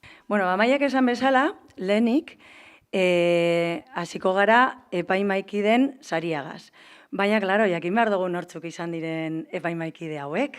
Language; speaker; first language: Basque; native; Basque